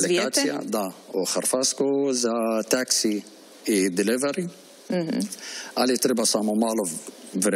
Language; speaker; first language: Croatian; non-native, learner; Arabic